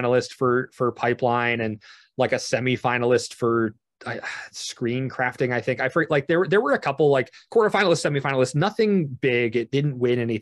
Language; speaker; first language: English; native; English